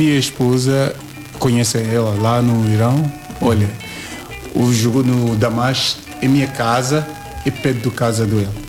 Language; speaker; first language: Portuguese; non-native, learner; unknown